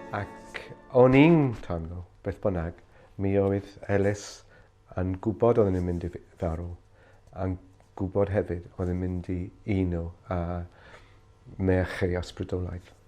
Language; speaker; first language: Welsh; non-native, fluent; English